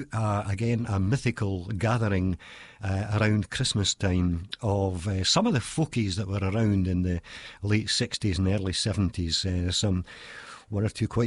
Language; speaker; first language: English; native; English